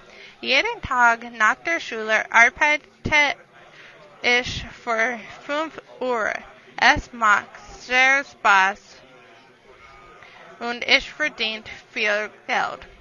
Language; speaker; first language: German; non-native, learner; English